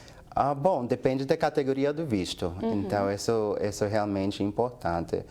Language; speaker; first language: Portuguese; non-native, fluent; English